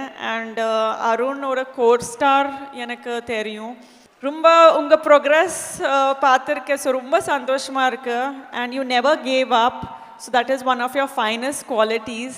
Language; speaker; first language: Tamil; non-native, fluent; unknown